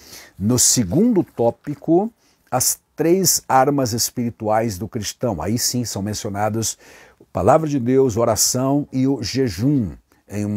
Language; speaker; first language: Portuguese; native; Portuguese